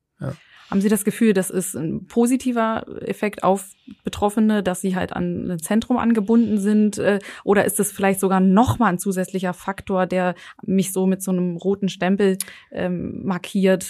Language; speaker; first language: German; native; German